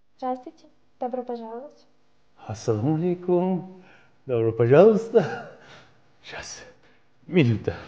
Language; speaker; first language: Russian; non-native, learner; Uzbek